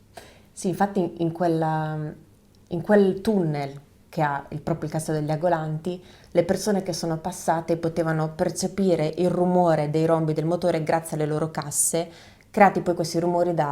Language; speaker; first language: Italian; native; Italian